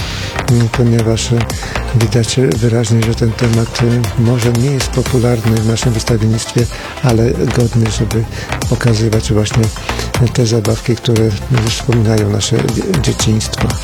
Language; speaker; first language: Polish; native; Polish